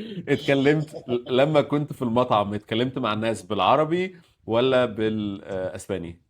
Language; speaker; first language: Arabic; native; Arabic